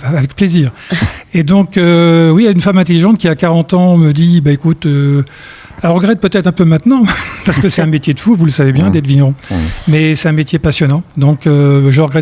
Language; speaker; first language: French; native; French